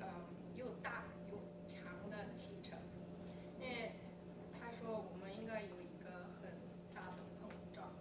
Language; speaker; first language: Chinese; early bilingual, heritage; English